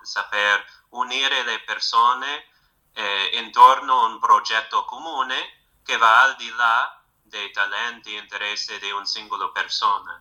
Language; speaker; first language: Italian; non-native, fluent; English